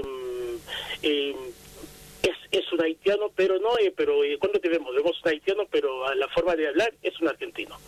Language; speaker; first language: Spanish; non-native, fluent; Haitian Creole